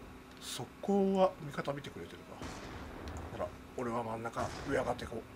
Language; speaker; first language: Japanese; native; Japanese